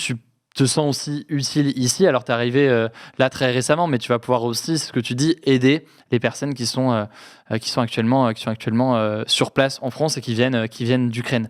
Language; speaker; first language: French; native; French